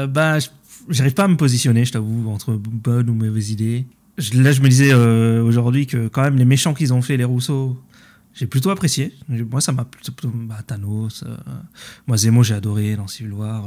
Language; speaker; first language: French; native; French